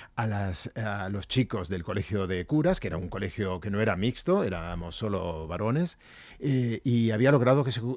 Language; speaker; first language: Spanish; native; Spanish